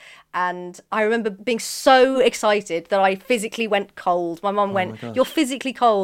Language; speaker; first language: English; native; English